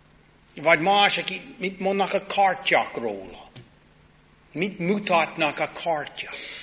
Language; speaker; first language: Hungarian; non-native, learner; English